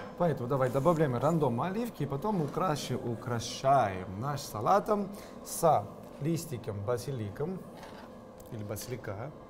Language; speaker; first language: Russian; non-native, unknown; Italian